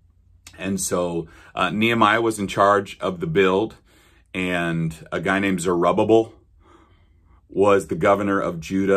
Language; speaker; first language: English; native; English